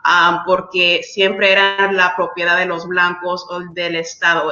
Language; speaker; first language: Spanish; early bilingual, heritage; English